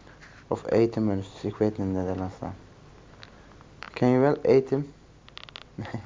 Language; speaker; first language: Dutch; non-native, learner; Turkish